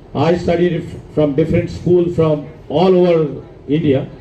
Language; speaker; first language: English; non-native, local second language; Telugu